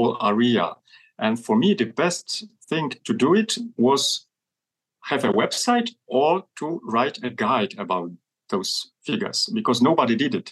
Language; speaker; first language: English; non-native, fluent; Polish